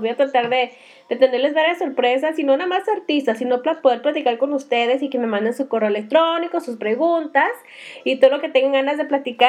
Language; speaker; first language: Spanish; early bilingual, heritage; Spanish